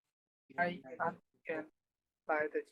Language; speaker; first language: Chinese; non-native, learner; Bangla